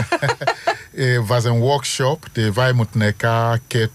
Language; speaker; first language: Dutch; non-native, learner; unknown